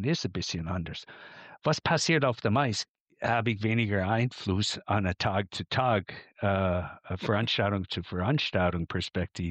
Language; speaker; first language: German; non-native, fluent; English